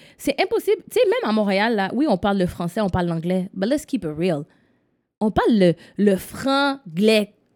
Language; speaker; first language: French; non-native, local second language; English